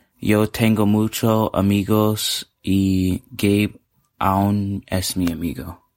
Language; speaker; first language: Spanish; non-native, learner; English